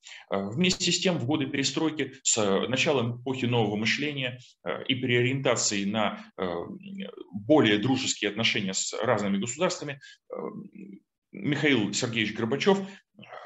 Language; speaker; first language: Russian; native; Russian